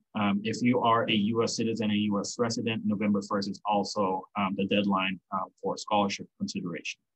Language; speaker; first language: English; non-native, local second language; Filipino